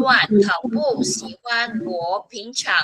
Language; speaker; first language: Chinese; non-native, fluent; Filipino